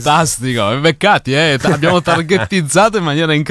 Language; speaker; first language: Italian; native; Italian